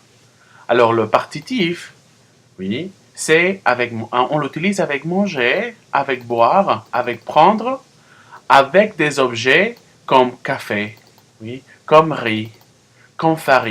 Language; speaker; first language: French; non-native, fluent; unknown